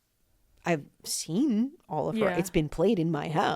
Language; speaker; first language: English; native; English